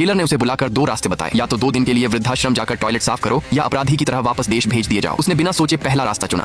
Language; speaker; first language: Hindi; native; Hindi